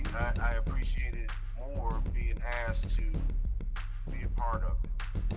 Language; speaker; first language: English; native; English